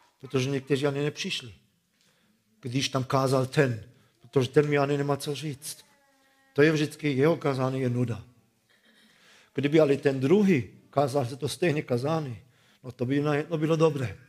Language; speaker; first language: Czech; non-native, fluent; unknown